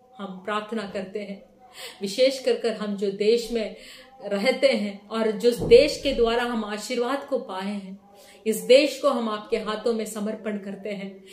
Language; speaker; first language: Hindi; non-native, local second language; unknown